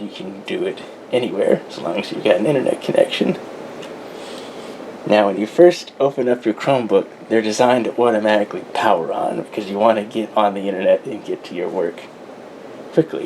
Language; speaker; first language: English; native; English